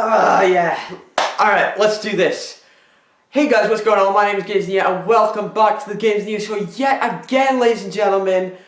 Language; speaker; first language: English; native; English